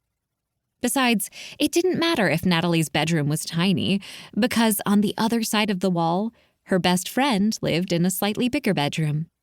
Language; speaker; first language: English; native; English